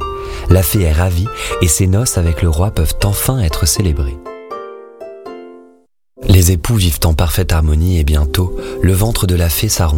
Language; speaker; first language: French; native; French